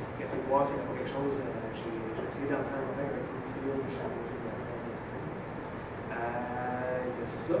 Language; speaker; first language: French; native; French